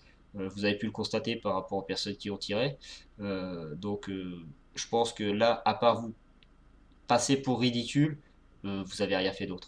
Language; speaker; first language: French; native; French